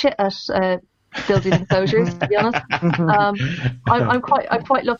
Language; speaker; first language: English; native; English